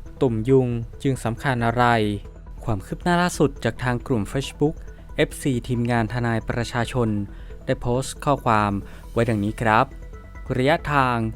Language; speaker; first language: Thai; native; Thai